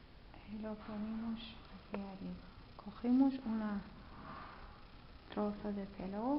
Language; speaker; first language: Spanish; non-native, learner; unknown